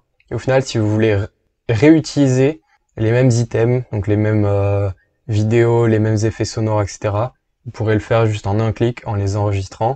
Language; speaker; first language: French; native; French